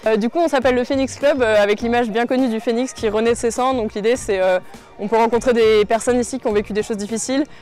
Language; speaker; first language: French; native; French